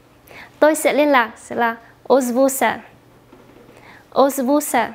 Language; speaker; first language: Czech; non-native, fluent; Vietnamese